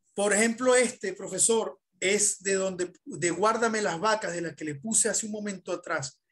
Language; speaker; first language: Spanish; native; Spanish